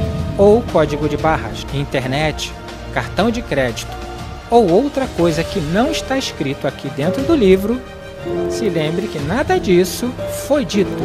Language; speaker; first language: Portuguese; native; Portuguese